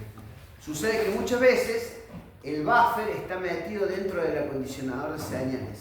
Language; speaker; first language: Spanish; native; Spanish